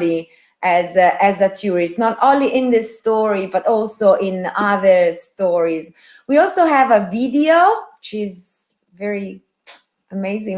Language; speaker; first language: English; non-native, fluent; Italian